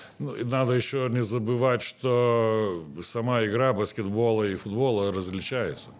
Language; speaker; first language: Russian; non-native, local second language; Lithuanian